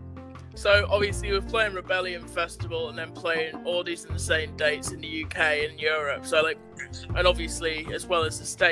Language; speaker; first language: English; native; English